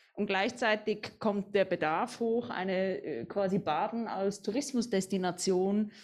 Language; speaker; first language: German; native; German